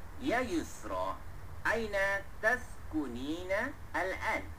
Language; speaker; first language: Arabic; non-native, fluent; Malay